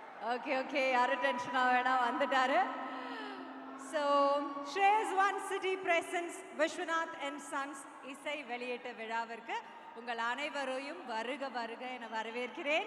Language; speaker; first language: Tamil; native; Tamil